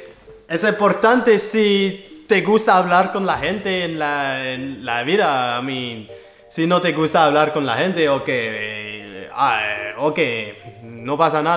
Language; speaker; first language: Spanish; non-native, learner; French